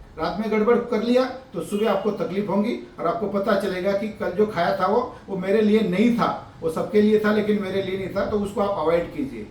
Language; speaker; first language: Hindi; non-native, local second language; Marathi